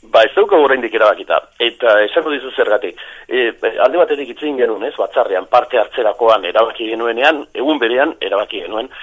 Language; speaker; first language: Basque; native; Basque